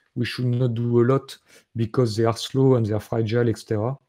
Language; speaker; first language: English; non-native, fluent; French